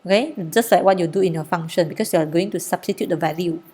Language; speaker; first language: English; non-native, local second language; Malay